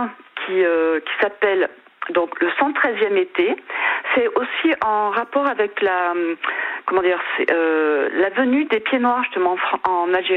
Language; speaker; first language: French; native; French